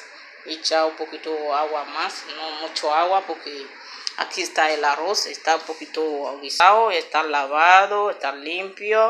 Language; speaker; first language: Spanish; non-native, learner; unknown